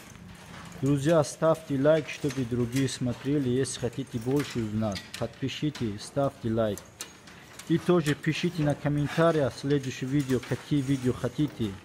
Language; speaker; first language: Russian; non-native, fluent; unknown